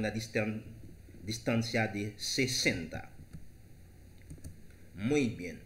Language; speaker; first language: Spanish; non-native, learner; Haitian Creole